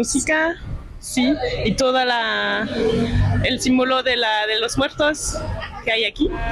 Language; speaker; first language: Spanish; non-native, learner; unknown